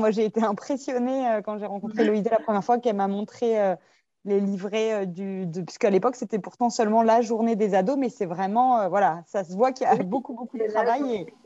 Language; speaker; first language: French; native; French